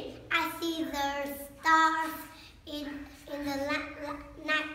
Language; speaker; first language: English; non-native, learner; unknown